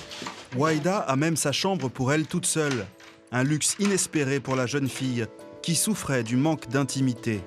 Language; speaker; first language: French; native; French